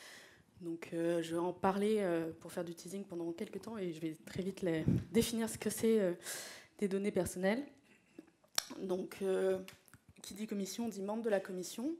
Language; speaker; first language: French; native; French